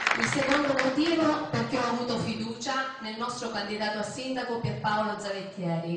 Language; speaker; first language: Italian; native; Italian